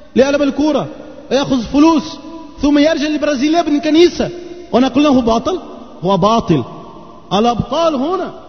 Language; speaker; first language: Arabic; non-native, fluent; Portuguese